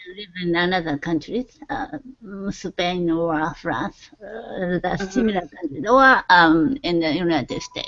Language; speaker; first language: English; non-native, learner; Japanese